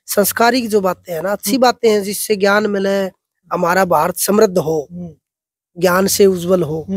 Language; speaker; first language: Hindi; native; Hindi